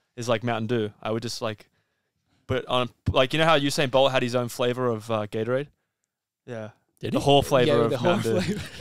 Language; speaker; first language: English; native; English